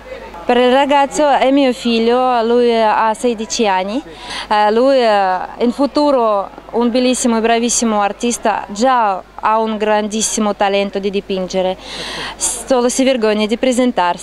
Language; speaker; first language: Italian; non-native, learner; Russian